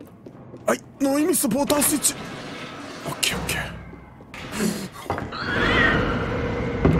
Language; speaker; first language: Japanese; native; Japanese